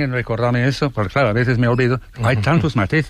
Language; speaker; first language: Spanish; non-native, fluent; English